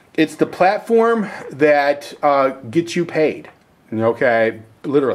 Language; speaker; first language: English; native; English